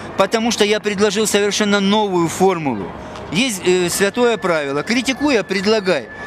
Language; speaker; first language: Russian; native; Russian